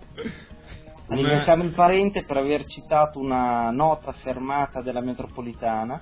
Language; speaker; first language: Italian; native; Italian